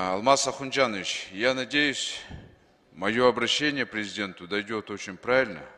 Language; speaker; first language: Russian; non-native, local second language; Kyrgyz